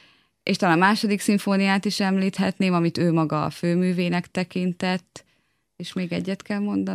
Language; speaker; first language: Hungarian; native; Hungarian